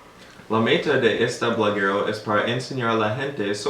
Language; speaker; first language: Spanish; non-native, learner; English